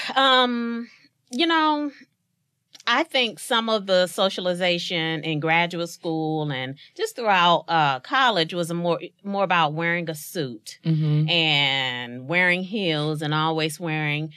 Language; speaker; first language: English; native; English